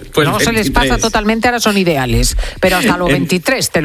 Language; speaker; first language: Spanish; native; Spanish